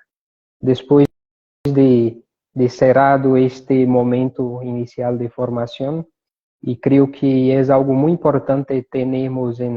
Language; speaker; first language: Spanish; non-native, fluent; Portuguese